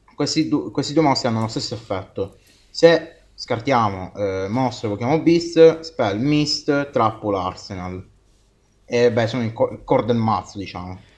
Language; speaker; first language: Italian; native; Italian